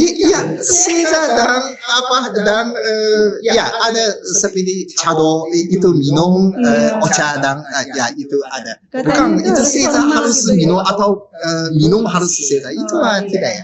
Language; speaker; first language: Indonesian; non-native, learner; Japanese